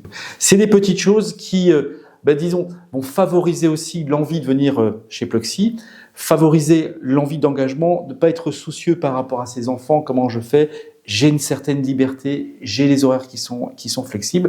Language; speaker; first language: French; native; French